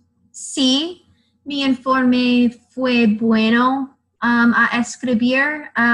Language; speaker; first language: Spanish; non-native, learner; English